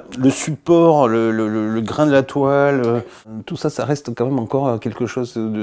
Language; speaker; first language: French; native; French